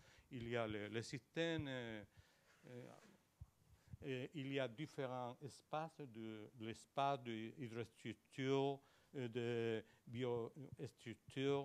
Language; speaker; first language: French; non-native, learner; Spanish